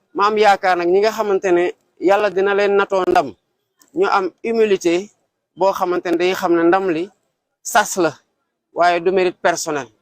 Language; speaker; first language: Wolof; non-native, local second language; Serer